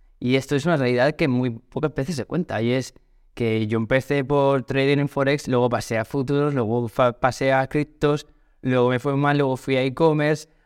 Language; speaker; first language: Spanish; early bilingual, other home language; Portuguese